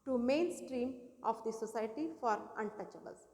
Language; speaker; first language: English; non-native, local second language; Kannada